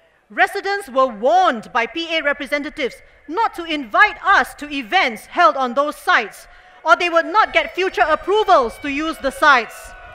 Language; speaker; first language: English; native; English